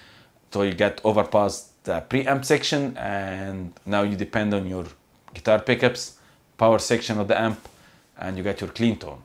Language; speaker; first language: English; non-native, fluent; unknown